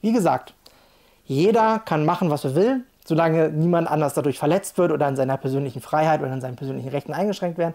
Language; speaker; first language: German; native; German